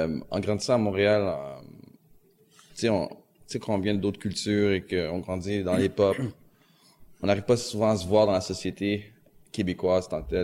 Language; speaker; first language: French; native; French